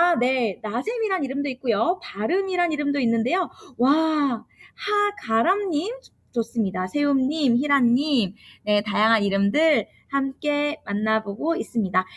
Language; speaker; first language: Korean; native; Korean